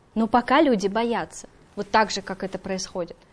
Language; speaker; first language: Russian; native; Russian